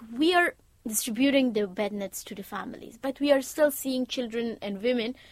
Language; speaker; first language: English; non-native, fluent; Persian